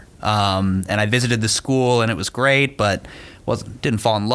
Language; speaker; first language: English; native; English